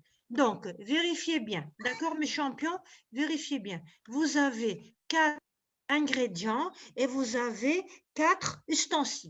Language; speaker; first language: French; non-native, local second language; Arabic